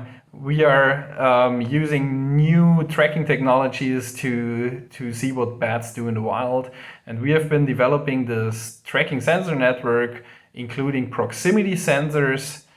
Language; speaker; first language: English; non-native, fluent; German